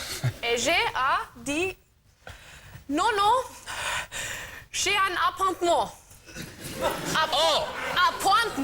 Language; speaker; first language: French; non-native, learner; German